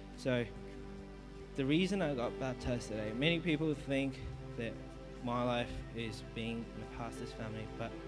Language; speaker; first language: English; native; English